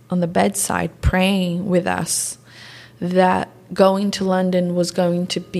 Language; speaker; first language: English; early bilingual, other home language; Portuguese